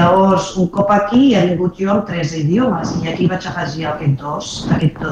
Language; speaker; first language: Catalan; non-native, fluent; Arabic